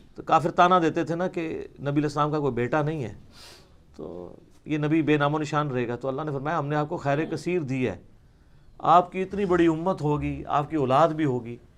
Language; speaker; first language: Urdu; non-native, local second language; Punjabi